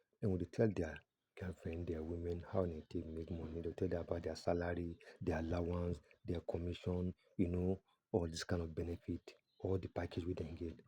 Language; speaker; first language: Nigerian Pidgin; non-native, local second language; Yoruba